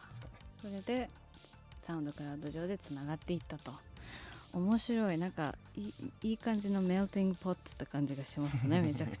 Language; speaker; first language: Japanese; native; Japanese